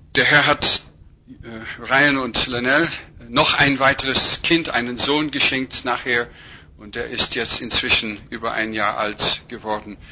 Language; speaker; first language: German; non-native, fluent; English